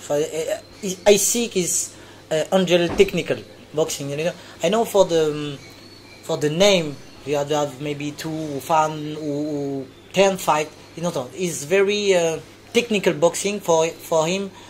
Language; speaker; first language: English; non-native, learner; French